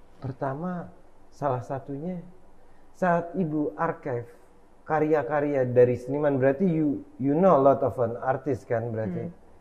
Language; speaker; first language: Indonesian; native; Indonesian